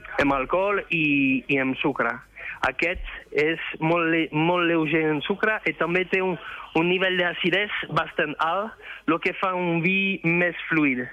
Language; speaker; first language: Catalan; non-native, fluent; French